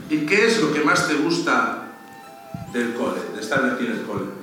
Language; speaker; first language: Spanish; native; Spanish